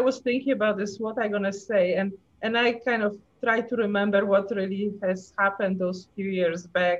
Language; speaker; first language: English; non-native, fluent; Polish